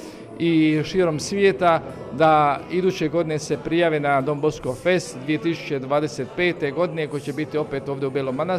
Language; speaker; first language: Croatian; native; Croatian